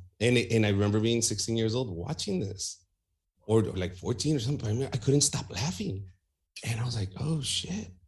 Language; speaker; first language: English; early bilingual, other home language; Spanish